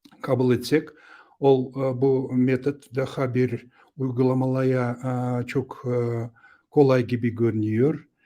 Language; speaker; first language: Turkish; non-native, learner; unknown